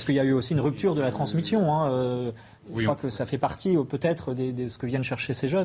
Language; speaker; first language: French; native; French